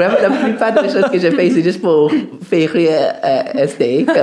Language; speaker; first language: French; non-native, fluent; English